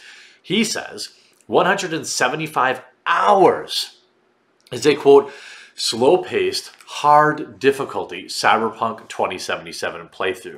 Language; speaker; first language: English; native; English